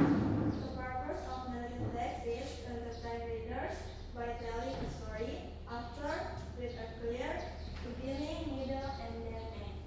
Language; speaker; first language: English; non-native, learner; Indonesian